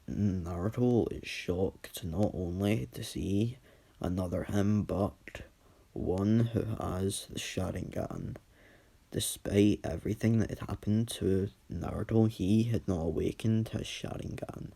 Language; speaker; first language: English; native; English